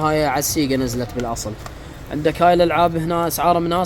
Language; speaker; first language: Arabic; native; Arabic